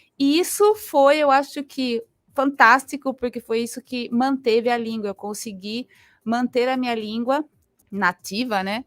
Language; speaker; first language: Portuguese; early bilingual, other home language; Spanish